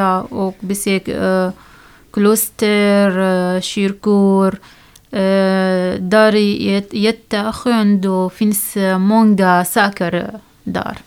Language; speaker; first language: Swedish; non-native, learner; Arabic